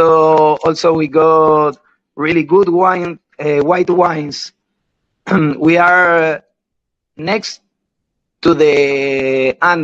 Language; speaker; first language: English; non-native, learner; Spanish